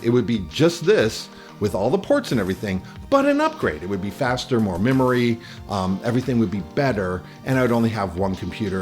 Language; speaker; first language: English; native; English